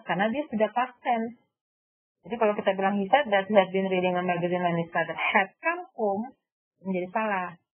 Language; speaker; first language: English; non-native, fluent; Indonesian